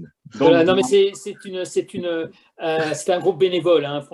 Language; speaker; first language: French; native; French